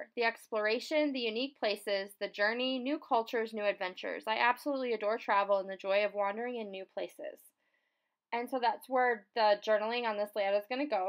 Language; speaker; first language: English; native; English